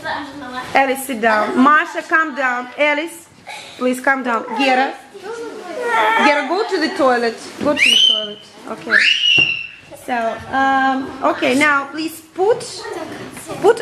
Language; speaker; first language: English; non-native, fluent; Russian